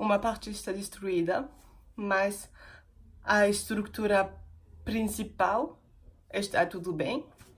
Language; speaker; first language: Portuguese; non-native, fluent; French